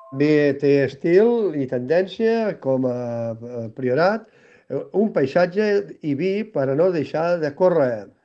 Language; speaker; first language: Catalan; native; Catalan